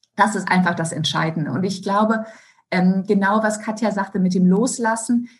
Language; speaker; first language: German; native; German